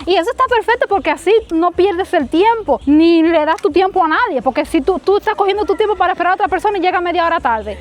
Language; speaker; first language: Spanish; native; Spanish